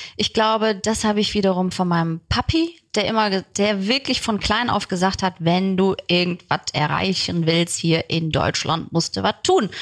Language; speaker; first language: German; early bilingual, other home language; Turkish